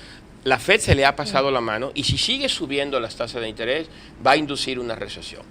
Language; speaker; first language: Spanish; native; Spanish